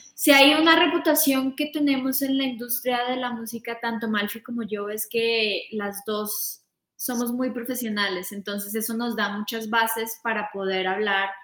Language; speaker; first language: Spanish; native; Spanish